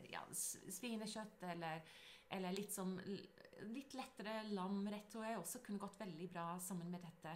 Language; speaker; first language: Norwegian; non-native, fluent; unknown